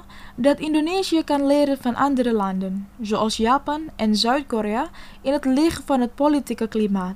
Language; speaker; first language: Dutch; non-native, fluent; Indonesian